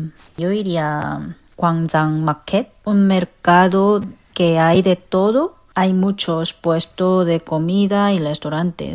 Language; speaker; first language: Spanish; non-native, learner; Korean